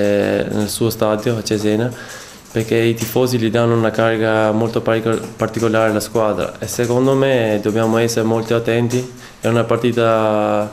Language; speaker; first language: Italian; non-native, fluent; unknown